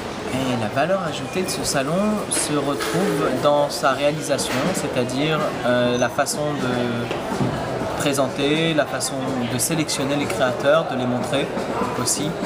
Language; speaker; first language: French; native; French